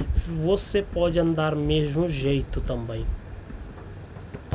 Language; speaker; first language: Portuguese; non-native, learner; Hindi